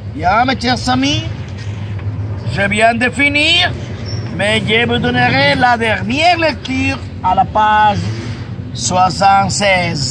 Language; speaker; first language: French; non-native, fluent; Spanish